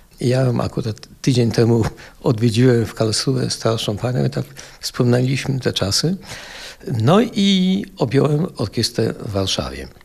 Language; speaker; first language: Polish; native; Polish